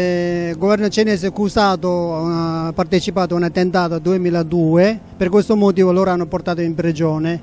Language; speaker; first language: Italian; non-native, learner; Tibetan